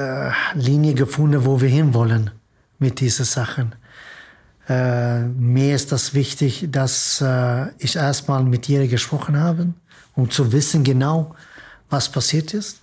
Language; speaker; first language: German; non-native, fluent; Swedish